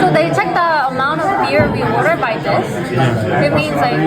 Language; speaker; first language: English; non-native, learner; Korean